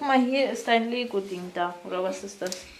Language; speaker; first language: German; native; German